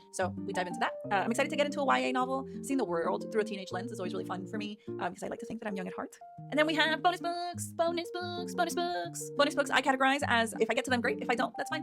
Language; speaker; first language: English; native; English